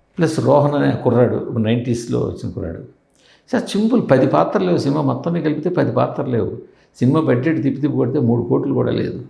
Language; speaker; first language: Telugu; native; Telugu